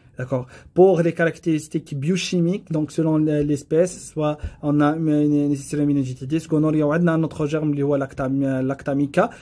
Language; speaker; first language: French; non-native, local second language; Arabic